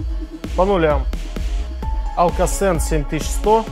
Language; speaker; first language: Russian; native; Russian